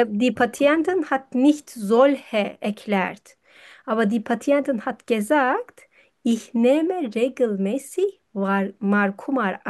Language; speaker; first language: German; non-native, fluent; Turkish